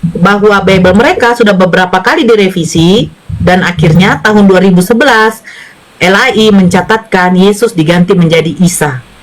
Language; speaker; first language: Indonesian; native; Indonesian